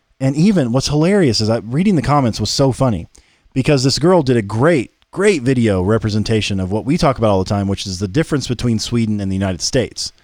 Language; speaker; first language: English; native; English